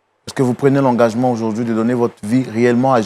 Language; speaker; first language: French; native; French